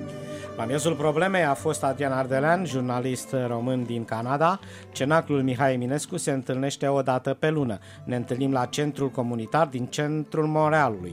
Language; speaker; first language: Romanian; native; Romanian